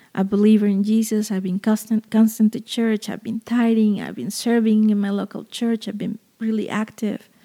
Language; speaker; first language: English; non-native, fluent; Spanish